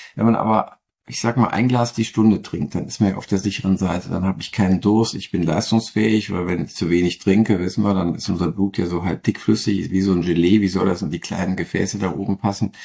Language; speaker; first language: German; native; German